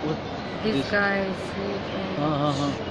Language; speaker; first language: English; non-native, learner; Turkish